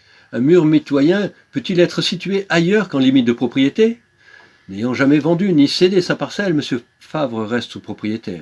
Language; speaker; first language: French; native; French